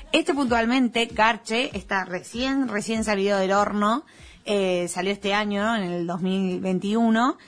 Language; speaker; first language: Spanish; native; Spanish